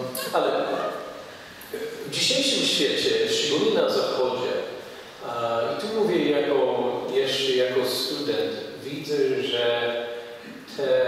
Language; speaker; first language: Polish; non-native, fluent; English